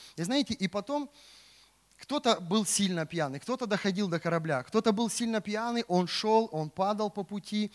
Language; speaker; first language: Russian; native; Russian